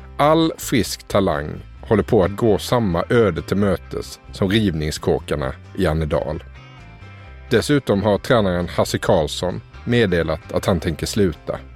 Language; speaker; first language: Swedish; native; Swedish